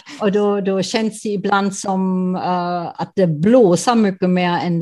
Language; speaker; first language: Swedish; non-native, fluent; German